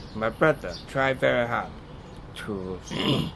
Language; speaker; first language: English; non-native, local second language; Cantonese